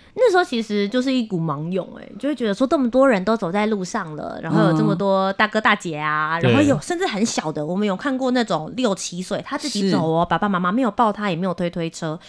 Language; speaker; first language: Chinese; native; Chinese